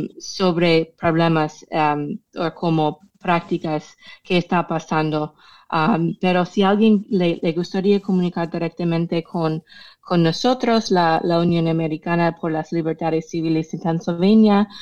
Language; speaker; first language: Spanish; non-native, fluent; English